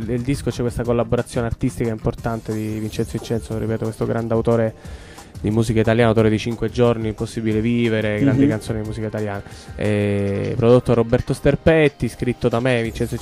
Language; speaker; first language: Italian; native; Italian